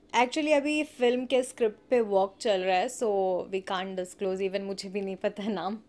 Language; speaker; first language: Hindi; native; Hindi